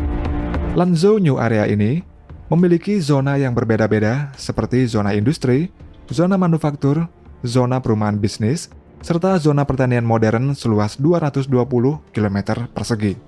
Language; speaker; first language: Indonesian; native; Indonesian